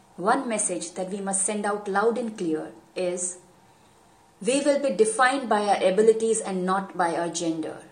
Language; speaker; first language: English; non-native, local second language; Hindi